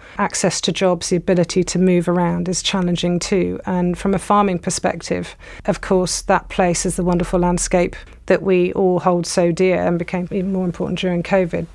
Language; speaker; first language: English; native; English